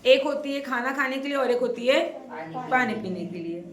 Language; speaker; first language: Hindi; non-native, local second language; Marathi